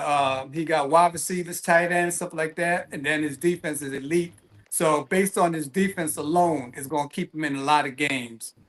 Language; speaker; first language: English; native; English